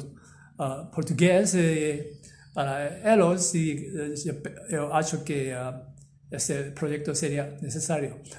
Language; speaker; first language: Portuguese; non-native, learner; Korean